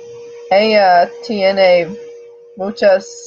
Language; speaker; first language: Spanish; non-native, learner; English